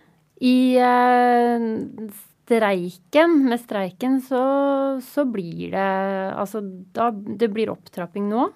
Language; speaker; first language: Norwegian; native; Norwegian